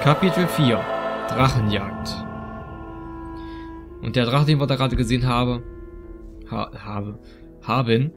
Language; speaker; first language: German; native; German